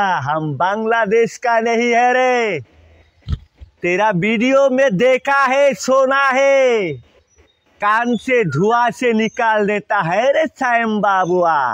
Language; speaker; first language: Hindi; non-native, local second language; Bangla